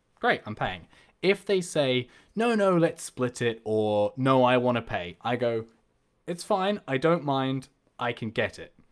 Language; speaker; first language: English; native; English